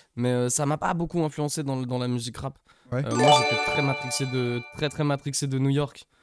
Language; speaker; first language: French; non-native, fluent; English